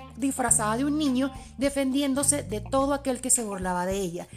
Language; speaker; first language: Spanish; early bilingual, other home language; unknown